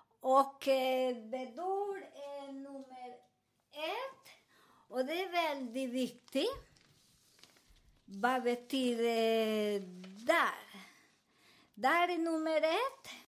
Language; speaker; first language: Swedish; non-native, learner; Spanish